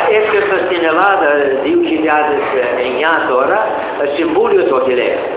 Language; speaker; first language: Greek; early bilingual, heritage; Greek